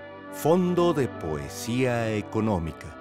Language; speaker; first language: Spanish; native; Spanish